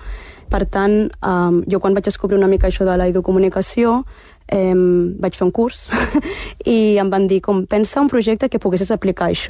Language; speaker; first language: Catalan; early bilingual, heritage; Catalan